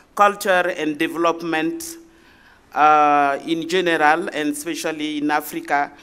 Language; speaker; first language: English; non-native, learner; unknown